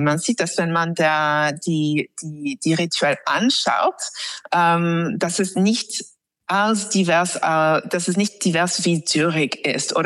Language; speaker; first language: German; non-native, fluent; English